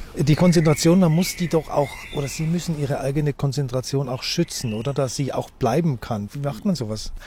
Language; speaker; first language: German; native; German